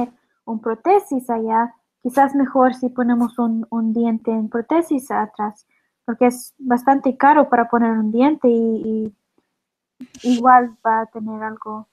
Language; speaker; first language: Spanish; non-native, learner; English